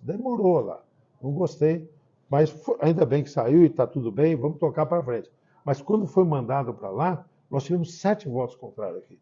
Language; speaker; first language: Portuguese; native; Portuguese